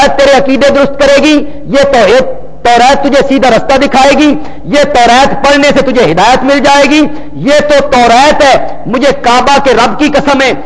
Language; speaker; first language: Urdu; non-native, local second language; Punjabi